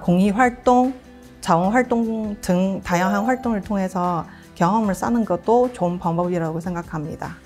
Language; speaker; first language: Korean; non-native, fluent; Chinese